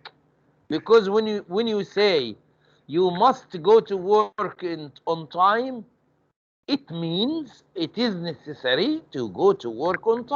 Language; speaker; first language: English; non-native, fluent; Arabic